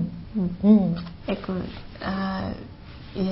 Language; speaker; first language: Japanese; non-native, learner; Chinese